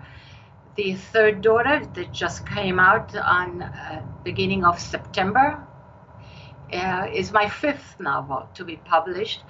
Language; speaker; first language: English; non-native, fluent; Hebrew